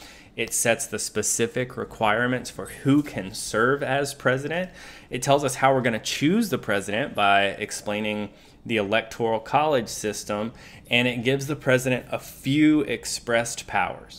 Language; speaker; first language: English; native; English